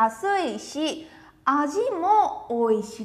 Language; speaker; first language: Japanese; non-native, fluent; Vietnamese